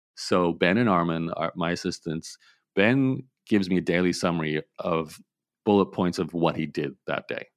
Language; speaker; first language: English; native; English